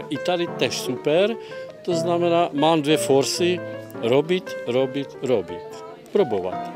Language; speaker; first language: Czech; non-native, learner; Polish